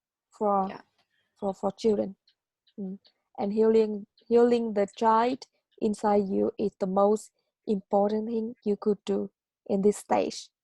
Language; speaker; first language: English; non-native, fluent; Vietnamese